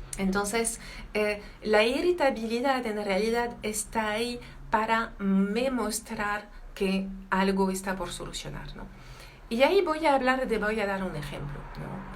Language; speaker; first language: Spanish; non-native, fluent; French